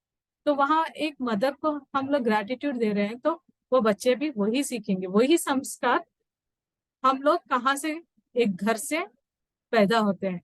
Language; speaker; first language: Hindi; native; Hindi